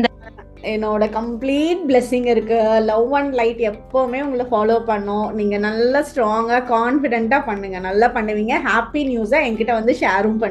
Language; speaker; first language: Tamil; native; Tamil